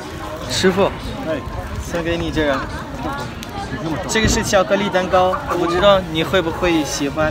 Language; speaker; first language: Chinese; non-native, fluent; Arabic